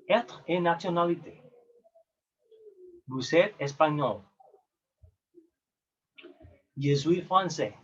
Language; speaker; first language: French; non-native, learner; Spanish